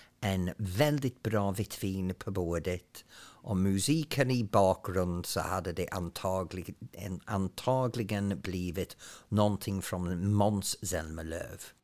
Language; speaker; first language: Swedish; non-native, fluent; English